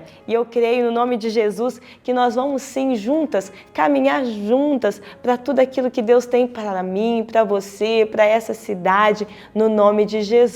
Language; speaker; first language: Portuguese; native; Portuguese